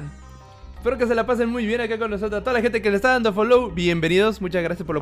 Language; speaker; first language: Spanish; native; Spanish